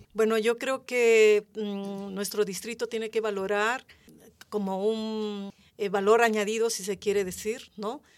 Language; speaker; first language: Spanish; native; Spanish